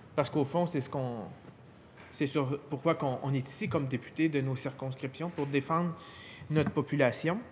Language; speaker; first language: French; native; French